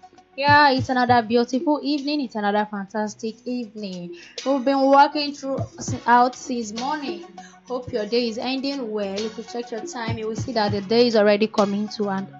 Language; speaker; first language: English; non-native, local second language; Yoruba